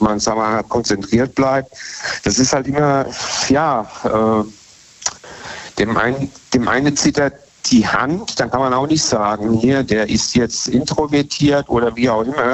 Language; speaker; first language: German; native; German